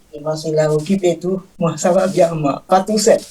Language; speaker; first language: French; non-native, learner; Tamil